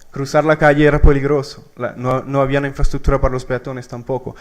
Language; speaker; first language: Spanish; non-native, fluent; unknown